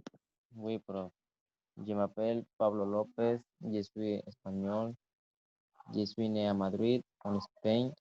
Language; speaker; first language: French; non-native, learner; Spanish